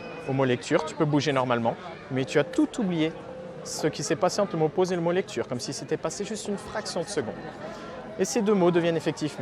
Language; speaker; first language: French; native; French